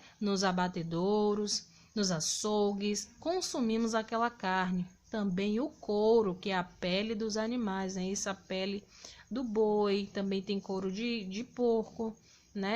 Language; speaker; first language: Portuguese; native; Portuguese